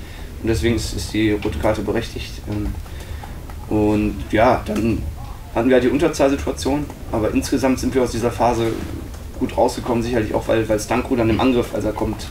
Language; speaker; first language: German; native; German